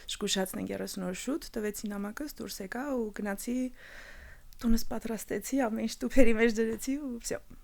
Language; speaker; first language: Armenian; early bilingual, heritage; Armenian